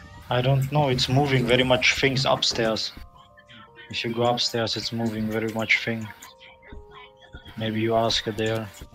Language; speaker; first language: English; non-native, learner; German